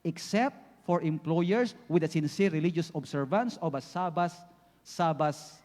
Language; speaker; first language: English; non-native, local second language; Filipino